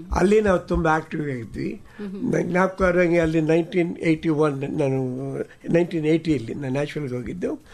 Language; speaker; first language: Kannada; native; Kannada